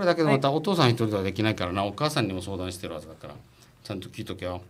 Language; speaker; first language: Japanese; native; Japanese